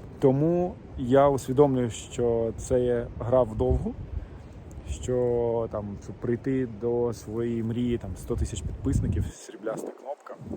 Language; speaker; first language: Ukrainian; non-native, local second language; Russian